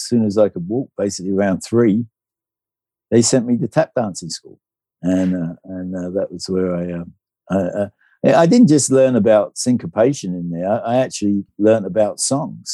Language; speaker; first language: English; native; English